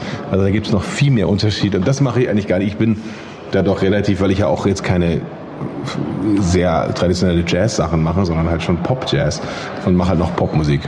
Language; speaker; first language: German; native; German